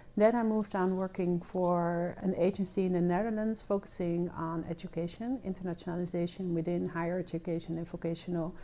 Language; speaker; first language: English; non-native, fluent; Dutch